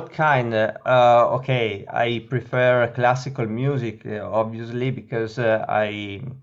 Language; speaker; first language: English; non-native, learner; Italian